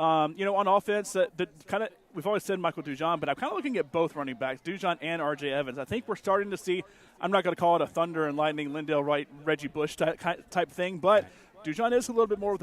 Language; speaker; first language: English; native; English